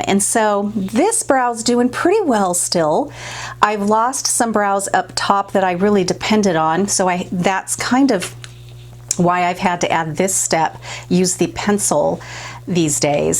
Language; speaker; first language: English; native; English